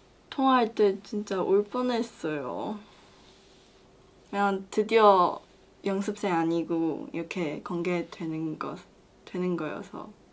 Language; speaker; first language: Korean; non-native, learner; Chinese